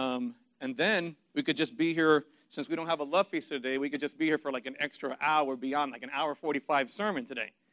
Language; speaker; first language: English; native; English